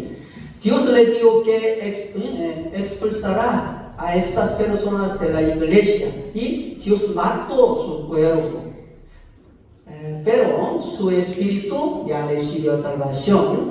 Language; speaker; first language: Spanish; non-native, fluent; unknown